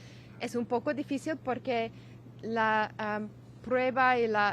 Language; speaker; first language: Spanish; non-native, learner; English